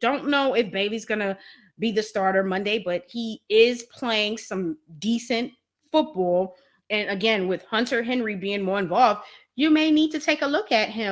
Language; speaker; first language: English; native; English